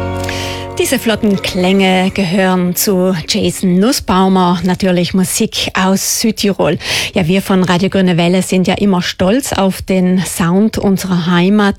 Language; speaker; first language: German; native; German